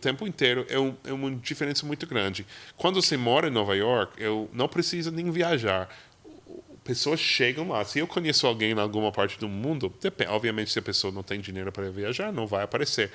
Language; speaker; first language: Portuguese; non-native, fluent; English